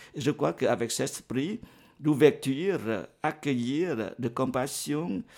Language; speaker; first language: French; non-native, fluent; Vietnamese